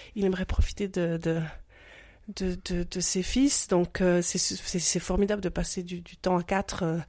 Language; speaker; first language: French; native; French